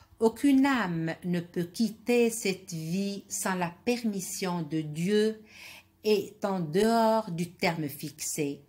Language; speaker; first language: French; non-native, local second language; Arabic